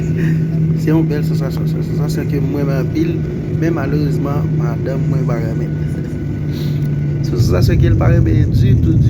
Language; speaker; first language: French; non-native, learner; Haitian Creole